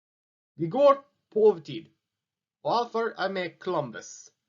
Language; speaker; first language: Swedish; non-native, learner; English